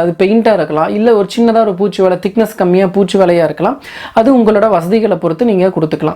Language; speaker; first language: Tamil; native; Tamil